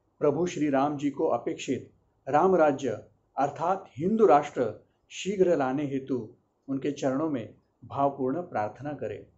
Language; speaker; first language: Hindi; non-native, local second language; Marathi